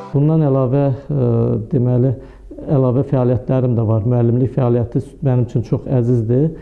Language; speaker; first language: Azerbaijani; native; Azerbaijani